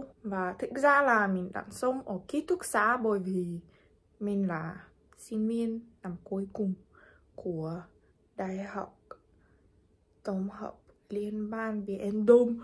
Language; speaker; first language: Vietnamese; non-native, fluent; Russian